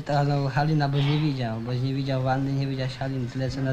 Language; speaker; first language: Polish; native; Polish